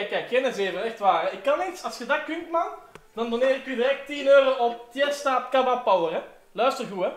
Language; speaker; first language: Dutch; native; Dutch